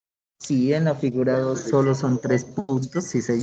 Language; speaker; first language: Spanish; native; Spanish